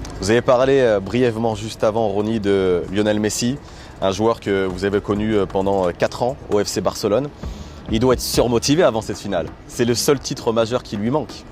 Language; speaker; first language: French; native; French